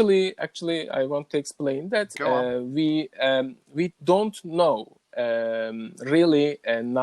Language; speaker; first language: English; non-native, learner; Turkish